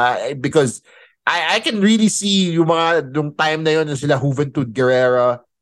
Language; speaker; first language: English; non-native, local second language; Filipino